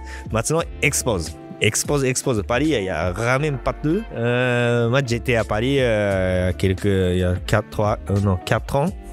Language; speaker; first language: French; non-native, learner; Japanese